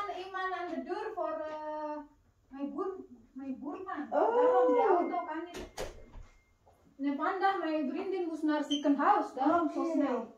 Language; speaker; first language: Dutch; non-native, learner; Indonesian